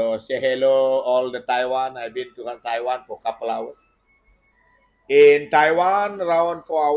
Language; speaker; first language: English; non-native, learner; Indonesian